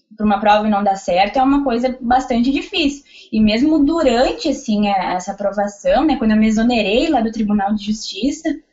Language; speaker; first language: Portuguese; native; Portuguese